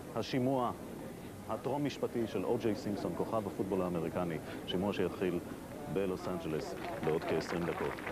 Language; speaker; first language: Hebrew; native; Hebrew